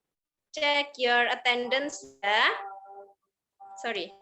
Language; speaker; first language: English; non-native, learner; Indonesian